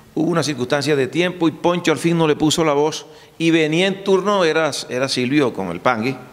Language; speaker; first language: Spanish; native; Spanish